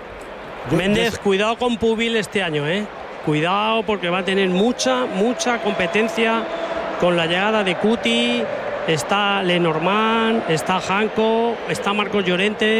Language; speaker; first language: Spanish; native; Spanish